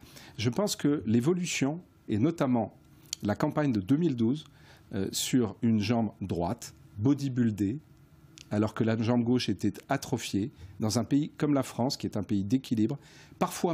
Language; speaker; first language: French; native; French